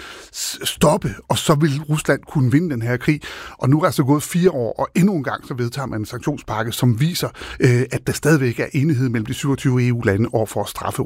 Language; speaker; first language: Danish; native; Danish